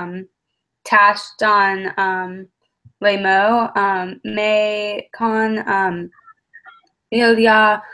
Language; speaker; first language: French; non-native, learner; English